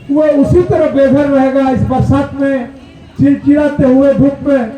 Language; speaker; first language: Hindi; non-native, local second language; Bangla